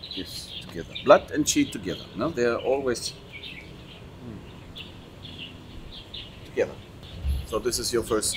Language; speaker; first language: English; non-native, fluent; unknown